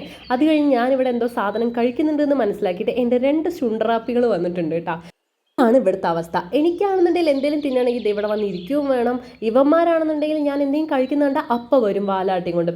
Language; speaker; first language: Malayalam; native; Malayalam